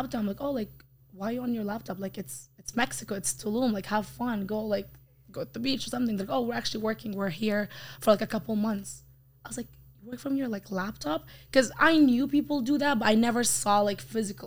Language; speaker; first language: English; non-native, fluent; Arabic